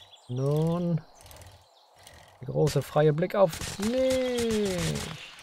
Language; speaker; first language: German; native; German